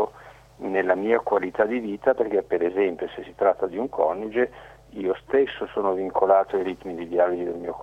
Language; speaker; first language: Italian; native; Italian